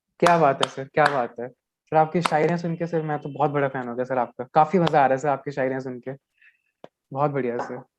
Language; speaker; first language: Hindi; native; Hindi